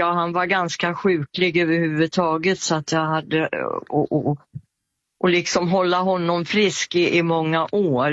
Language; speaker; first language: Swedish; native; Swedish